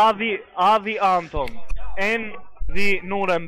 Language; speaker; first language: German; non-native, fluent; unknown